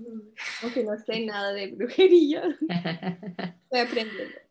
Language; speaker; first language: Spanish; early bilingual, heritage; Spanish